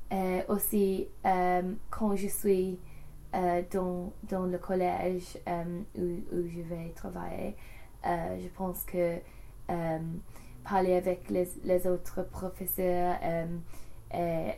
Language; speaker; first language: French; non-native, learner; English